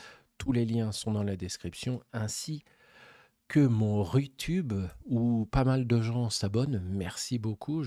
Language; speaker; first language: French; native; French